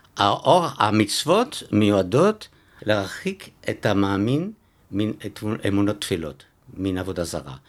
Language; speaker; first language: Hebrew; non-native, fluent; French